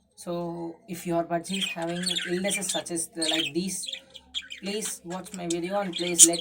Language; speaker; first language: English; non-native, local second language; Tamil